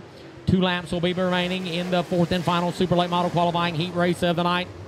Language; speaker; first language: English; native; English